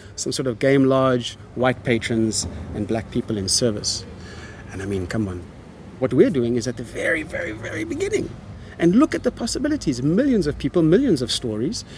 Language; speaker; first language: English; native; English